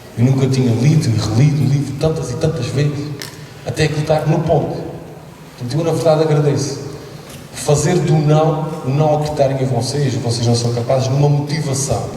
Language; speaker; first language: Portuguese; native; Portuguese